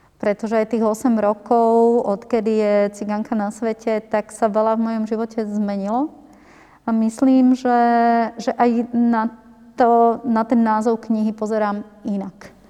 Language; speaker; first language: Slovak; native; Slovak